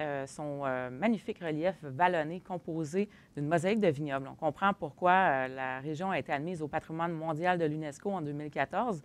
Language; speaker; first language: French; native; French